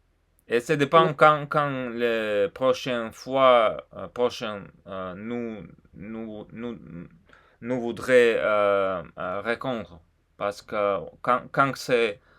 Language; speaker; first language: French; non-native, learner; Russian